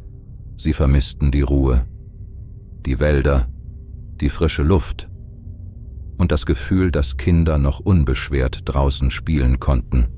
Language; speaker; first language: German; native; German